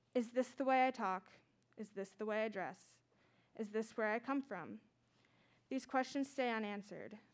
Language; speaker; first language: English; native; English